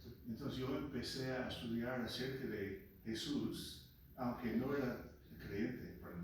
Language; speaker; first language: Spanish; non-native, local second language; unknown